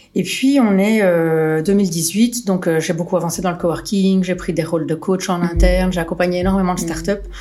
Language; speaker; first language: French; early bilingual, other home language; Portuguese